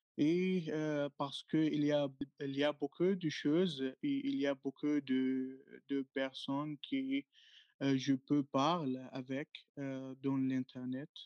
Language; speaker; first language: French; non-native, fluent; Arabic